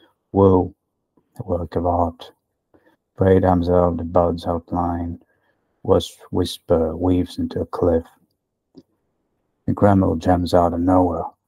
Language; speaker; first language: English; non-native, fluent; Ukrainian